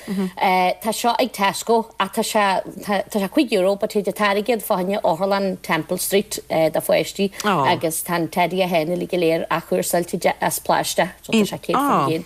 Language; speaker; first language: Irish; native; Irish